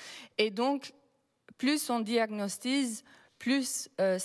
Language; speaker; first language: French; non-native, fluent; Dutch